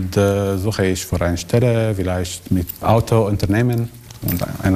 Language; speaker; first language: German; non-native, learner; Arabic